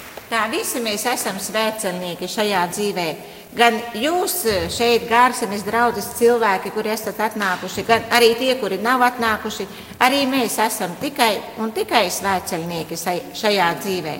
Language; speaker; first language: Latvian; native; Latvian